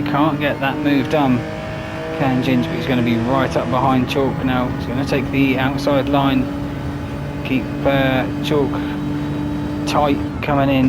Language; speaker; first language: English; native; English